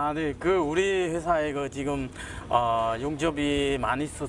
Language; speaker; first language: Korean; non-native, learner; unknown